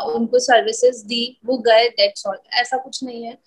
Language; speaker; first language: Hindi; native; Hindi